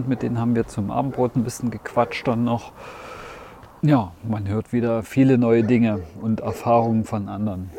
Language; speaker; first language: German; native; German